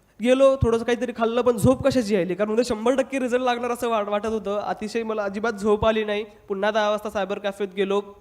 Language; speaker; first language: Marathi; non-native, local second language; Hindi